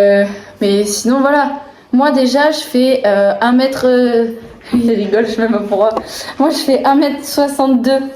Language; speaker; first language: French; native; French